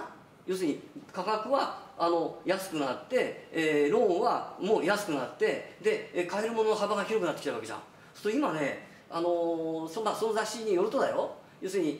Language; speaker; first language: Japanese; native; Japanese